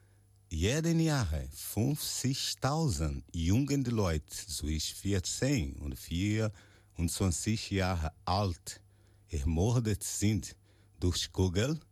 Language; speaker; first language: German; non-native, learner; Portuguese